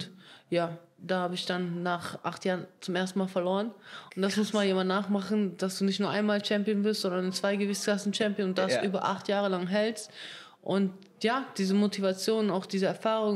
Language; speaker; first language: German; early bilingual, other home language; Russian